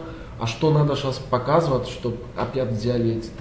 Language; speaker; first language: Russian; non-native, learner; Greek